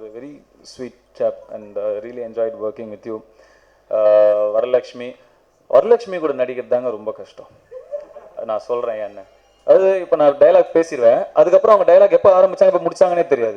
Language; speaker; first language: Tamil; native; Tamil